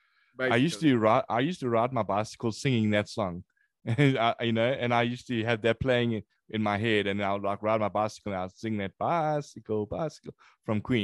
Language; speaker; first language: English; native; English